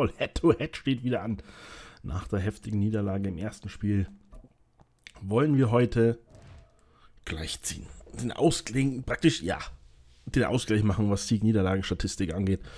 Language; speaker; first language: German; native; German